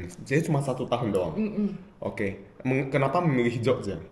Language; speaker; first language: Indonesian; native; Indonesian